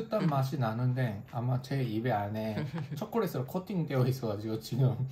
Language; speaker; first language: Korean; non-native, fluent; Japanese